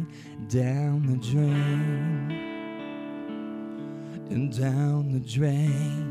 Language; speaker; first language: English; native; English